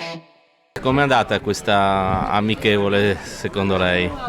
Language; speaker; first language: Italian; native; Italian